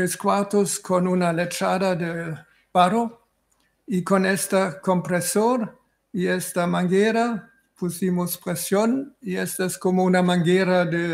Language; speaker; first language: Spanish; non-native, fluent; German